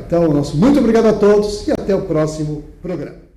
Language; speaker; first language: Portuguese; native; Portuguese